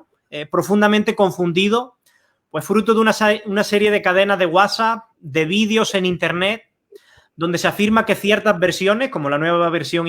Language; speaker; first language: Spanish; native; Spanish